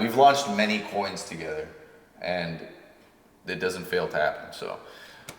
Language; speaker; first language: English; native; English